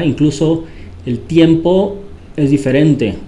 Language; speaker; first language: Spanish; native; Spanish